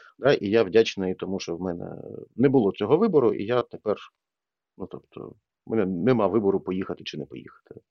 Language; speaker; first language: Ukrainian; non-native, local second language; Russian